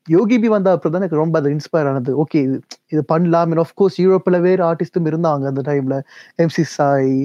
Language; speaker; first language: Tamil; early bilingual, heritage; Tamil